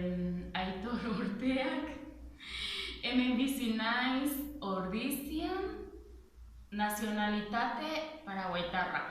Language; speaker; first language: Basque; non-native, learner; Spanish